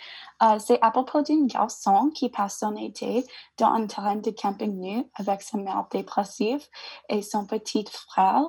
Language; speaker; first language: French; non-native, learner; English